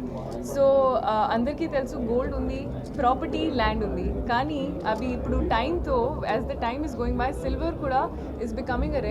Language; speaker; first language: Telugu; non-native, learner; Haryanvi